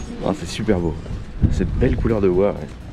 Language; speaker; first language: French; native; French